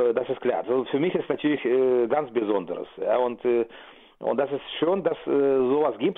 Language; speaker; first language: German; non-native, fluent; Russian